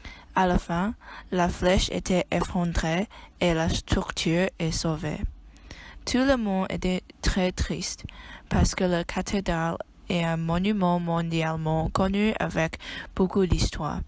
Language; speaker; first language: French; non-native, learner; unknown